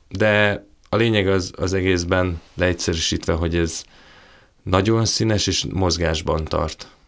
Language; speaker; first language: Hungarian; native; Hungarian